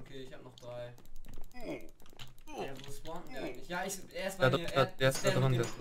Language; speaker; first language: German; native; German